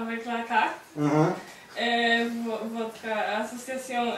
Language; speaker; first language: French; non-native, learner; Polish